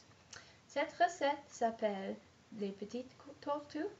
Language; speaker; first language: French; non-native, learner; English